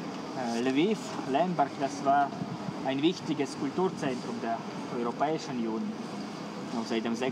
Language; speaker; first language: German; non-native, fluent; Ukrainian